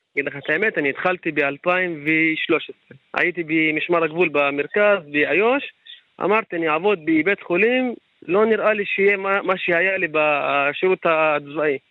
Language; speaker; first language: Hebrew; non-native, local second language; Arabic